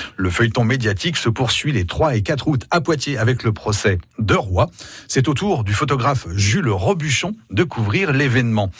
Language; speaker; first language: French; native; French